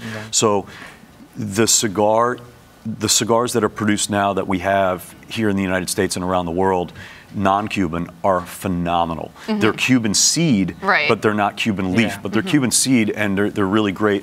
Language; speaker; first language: English; native; English